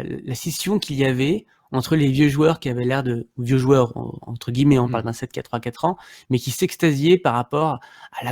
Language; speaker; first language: French; native; French